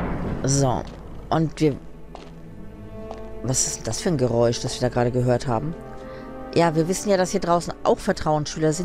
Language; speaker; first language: German; native; German